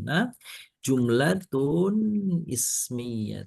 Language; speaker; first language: Arabic; non-native, fluent; Indonesian